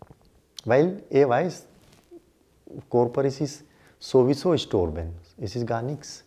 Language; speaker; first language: German; non-native, learner; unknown